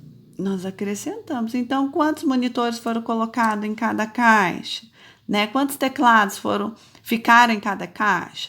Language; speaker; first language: Portuguese; native; Portuguese